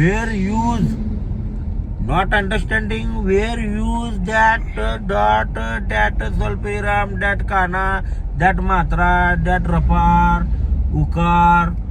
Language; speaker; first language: English; non-native, learner; Marathi